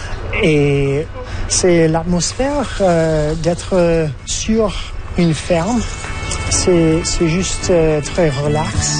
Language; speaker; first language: French; non-native, fluent; English